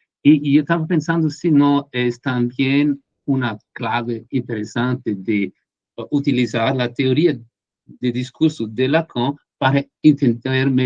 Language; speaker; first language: Spanish; non-native, fluent; Portuguese